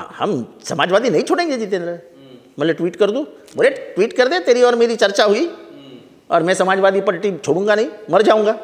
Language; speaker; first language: Hindi; non-native, local second language; Marathi